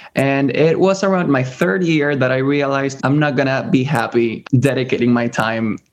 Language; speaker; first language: English; early bilingual, other home language; Spanish